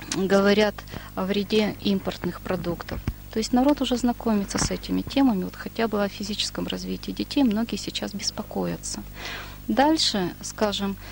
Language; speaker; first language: Russian; native; Russian